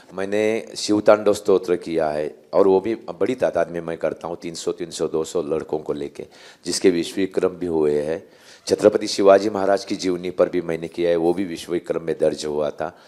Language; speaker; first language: Hindi; non-native, local second language; Marathi